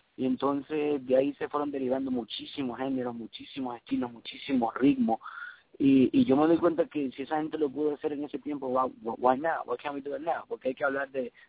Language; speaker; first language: Spanish; early bilingual, heritage; Spanish